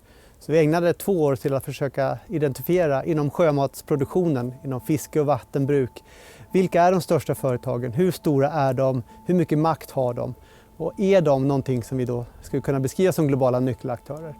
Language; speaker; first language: Swedish; native; Swedish